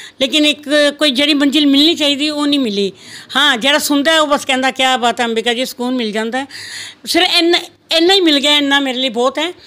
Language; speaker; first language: Punjabi; non-native, local second language; Rajasthani